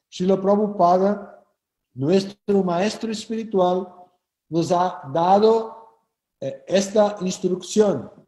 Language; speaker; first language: Spanish; non-native, fluent; Portuguese